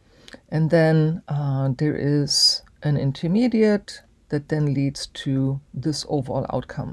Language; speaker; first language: English; native; English